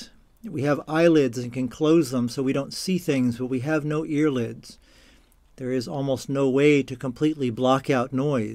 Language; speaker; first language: English; native; English